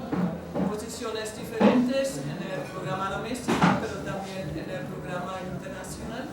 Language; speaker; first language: Spanish; non-native, fluent; German